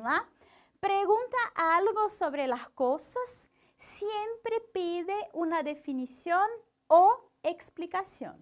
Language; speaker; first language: Spanish; non-native, fluent; Portuguese